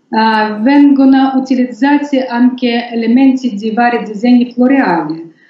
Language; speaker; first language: Italian; non-native, learner; Russian